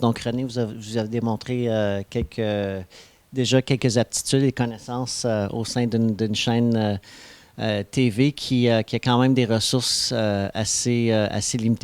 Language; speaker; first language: French; native; French